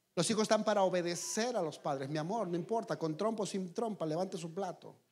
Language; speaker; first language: Spanish; native; Spanish